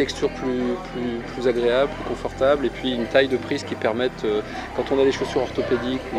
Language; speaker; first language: French; native; French